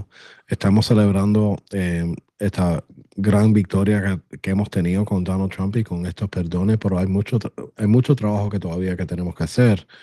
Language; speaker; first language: Spanish; early bilingual, other home language; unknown